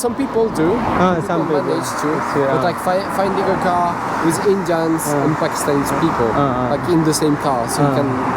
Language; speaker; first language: English; non-native, fluent; French